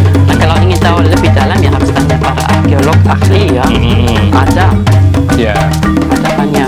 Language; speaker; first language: Indonesian; non-native, fluent; German